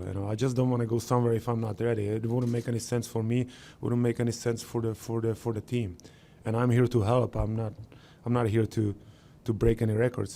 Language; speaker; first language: English; non-native, fluent; Czech